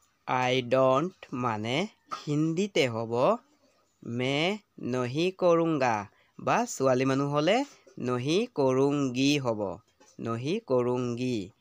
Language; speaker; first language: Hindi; non-native, local second language; Assamese